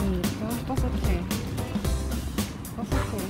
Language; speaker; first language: Italian; non-native, learner; Filipino